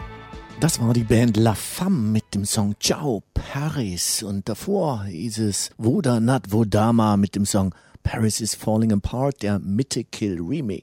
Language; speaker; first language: German; native; German